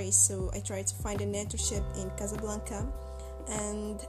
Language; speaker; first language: English; non-native, learner; Arabic